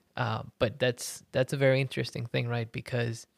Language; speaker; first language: English; early bilingual, other home language; Spanish